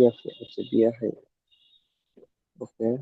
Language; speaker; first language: Spanish; non-native, learner; Bangla